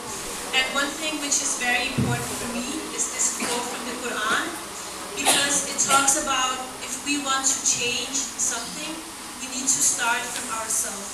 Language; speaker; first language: English; non-native, fluent; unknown